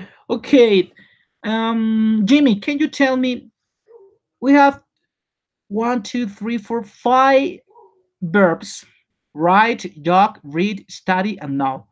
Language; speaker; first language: English; non-native, learner; Spanish